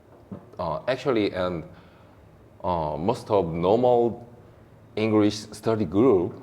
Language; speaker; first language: English; non-native, learner; Korean